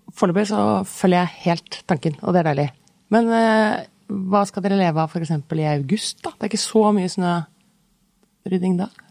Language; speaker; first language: Norwegian; native; Norwegian